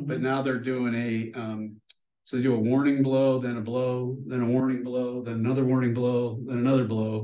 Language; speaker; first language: English; native; English